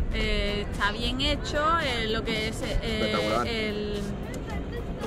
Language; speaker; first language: Spanish; native; Spanish